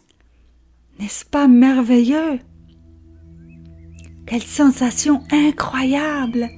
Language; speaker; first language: French; native; French